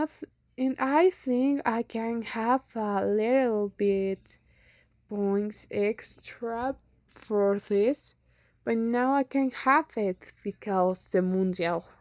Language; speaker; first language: English; non-native, learner; Spanish